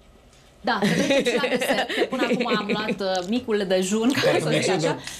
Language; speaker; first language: Romanian; native; Romanian